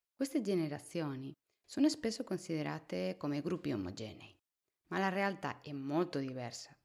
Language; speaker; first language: Italian; non-native, fluent; Spanish